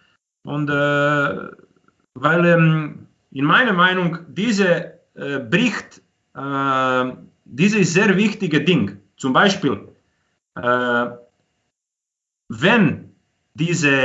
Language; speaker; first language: German; non-native, fluent; Croatian